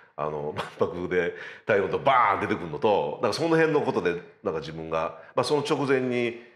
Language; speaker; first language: Japanese; native; Japanese